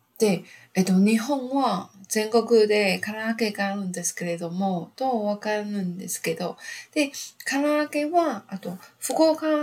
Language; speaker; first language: Japanese; non-native, learner; Chinese